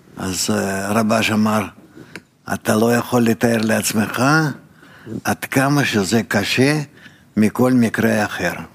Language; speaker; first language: Hebrew; non-native, fluent; Russian